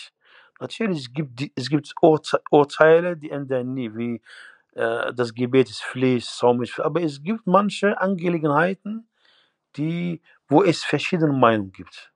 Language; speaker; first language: German; non-native, fluent; Arabic